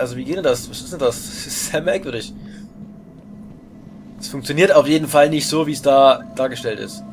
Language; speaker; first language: German; native; German